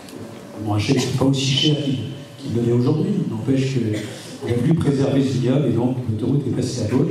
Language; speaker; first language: French; native; French